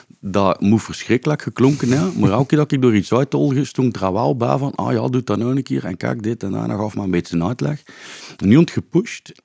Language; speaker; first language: Dutch; native; Dutch